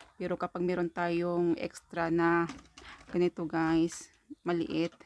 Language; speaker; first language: Filipino; non-native, local second language; Cebuano